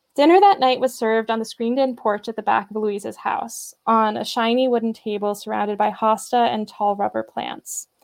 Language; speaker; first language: English; native; English